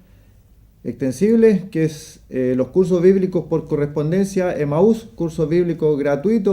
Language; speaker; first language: Spanish; native; Spanish